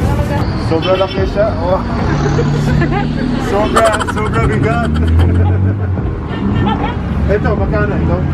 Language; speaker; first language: Filipino; non-native, learner; Arabic